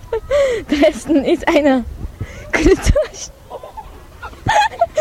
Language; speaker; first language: German; non-native, fluent; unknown